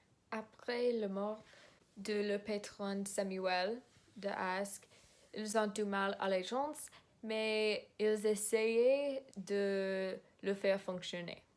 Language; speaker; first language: French; non-native, learner; English